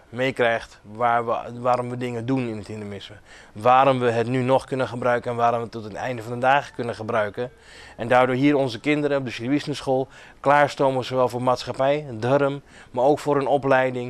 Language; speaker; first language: Dutch; native; Dutch